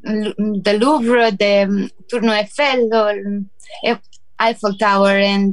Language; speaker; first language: English; non-native, learner; Romanian